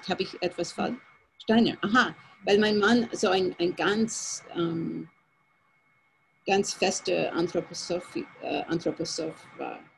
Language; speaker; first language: German; non-native, fluent; English